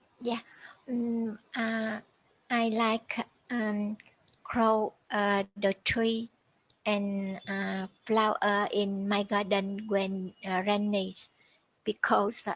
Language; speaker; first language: English; non-native, learner; Vietnamese